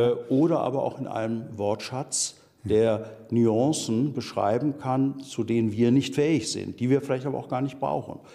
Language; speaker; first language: German; native; German